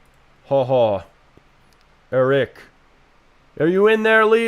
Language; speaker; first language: English; native; English